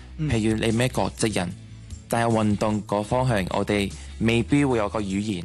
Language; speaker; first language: Cantonese; non-native, local second language; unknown